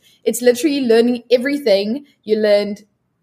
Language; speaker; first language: English; non-native, local second language; Afrikaans